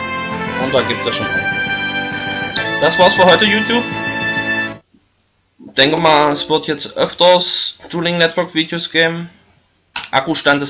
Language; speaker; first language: German; native; German